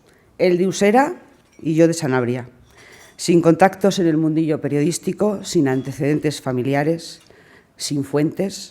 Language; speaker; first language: Spanish; native; Spanish